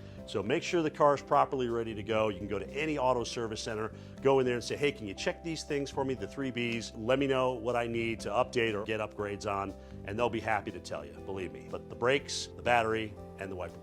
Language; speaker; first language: English; native; English